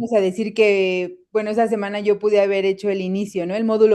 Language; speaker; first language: Spanish; native; Spanish